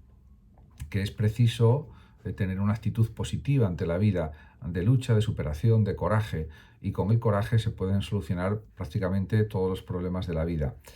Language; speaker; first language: Spanish; native; Spanish